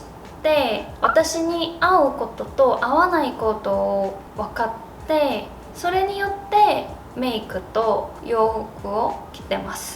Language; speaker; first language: Japanese; non-native, learner; Korean